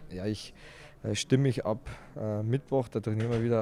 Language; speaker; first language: German; native; German